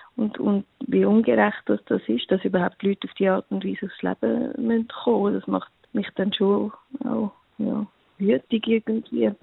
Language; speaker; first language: German; native; German